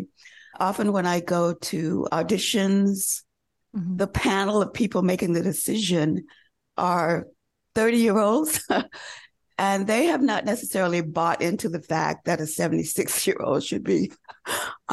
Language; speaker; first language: English; native; English